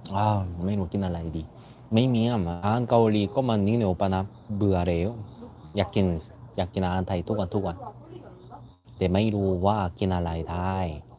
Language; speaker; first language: Thai; non-native, learner; Korean